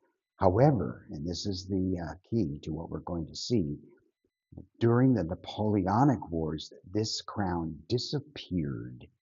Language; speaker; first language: English; native; English